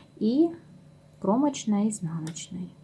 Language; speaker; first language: Russian; native; Russian